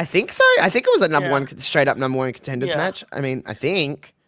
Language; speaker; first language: English; native; English